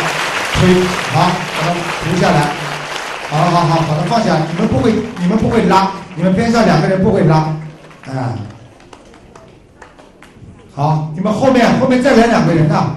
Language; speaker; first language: Chinese; native; Chinese